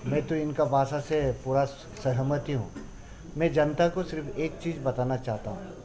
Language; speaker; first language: Hindi; non-native, local second language; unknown